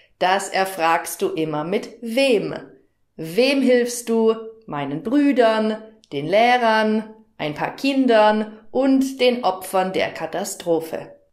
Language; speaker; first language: German; native; German